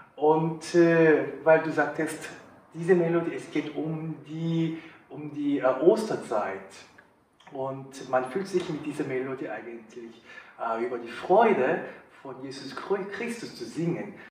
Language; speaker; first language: German; non-native, fluent; Korean